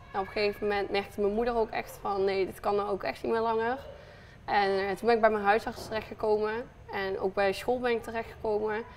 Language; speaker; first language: Dutch; early bilingual, other home language; Spanish